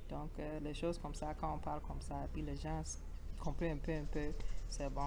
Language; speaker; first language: French; non-native, learner; English